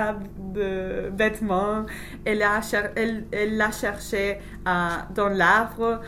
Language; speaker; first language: French; non-native, learner; English